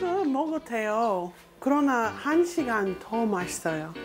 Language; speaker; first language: Korean; non-native, learner; English